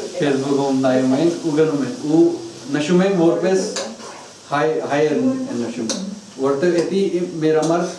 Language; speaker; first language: Armenian; non-native, fluent; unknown